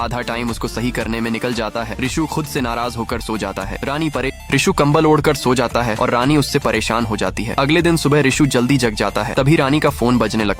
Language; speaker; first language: Hindi; native; Hindi